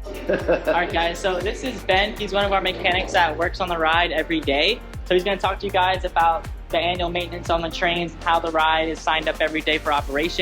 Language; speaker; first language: English; native; English